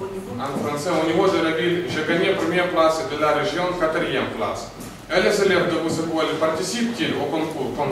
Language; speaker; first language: French; non-native, learner; Russian